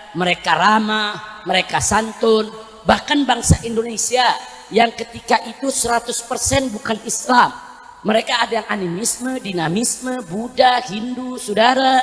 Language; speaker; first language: Indonesian; native; Indonesian